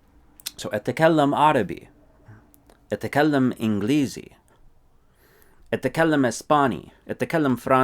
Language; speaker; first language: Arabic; non-native, fluent; English